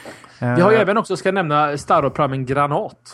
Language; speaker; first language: Swedish; native; Swedish